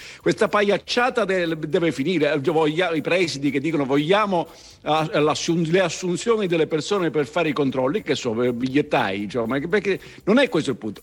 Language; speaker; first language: Italian; native; Italian